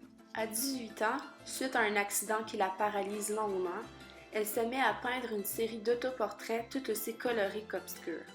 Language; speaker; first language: French; native; French